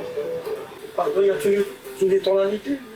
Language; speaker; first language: French; non-native, local second language; Arabic